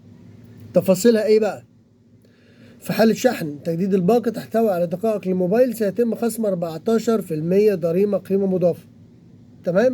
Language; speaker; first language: Arabic; native; Arabic